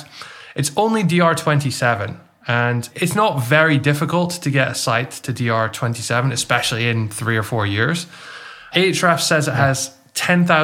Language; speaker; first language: English; native; English